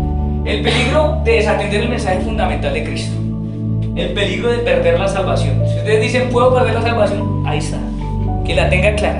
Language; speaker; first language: Spanish; native; Spanish